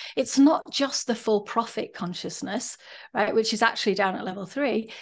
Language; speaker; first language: English; native; English